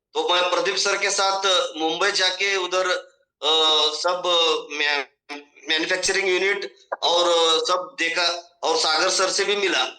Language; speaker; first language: Hindi; non-native, local second language; Marathi